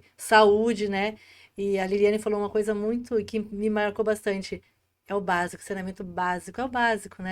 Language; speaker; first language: Portuguese; native; Portuguese